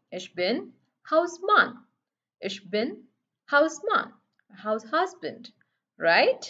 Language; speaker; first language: German; non-native, learner; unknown